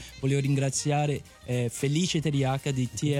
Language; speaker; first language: Italian; native; Italian